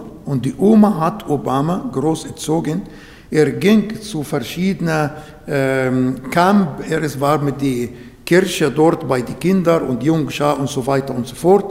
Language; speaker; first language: German; non-native, learner; Arabic